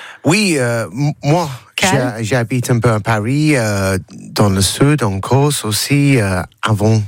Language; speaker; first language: French; non-native, learner; English